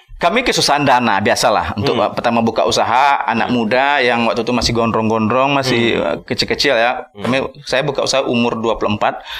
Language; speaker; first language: Indonesian; non-native, local second language; Minangkabau